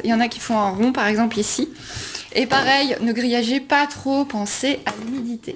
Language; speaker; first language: French; native; French